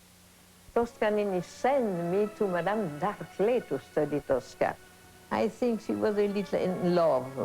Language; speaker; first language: English; non-native, learner; Italian